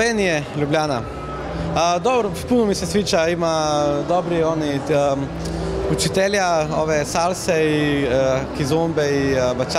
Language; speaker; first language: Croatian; non-native, learner; Slovenian